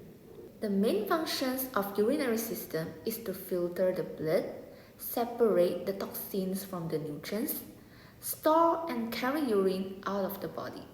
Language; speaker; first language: English; non-native, local second language; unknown